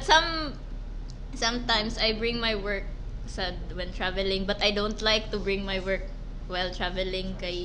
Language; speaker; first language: English; non-native, local second language; Cebuano